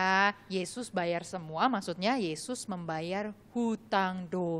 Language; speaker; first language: Indonesian; native; Indonesian